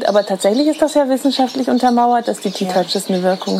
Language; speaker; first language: German; native; German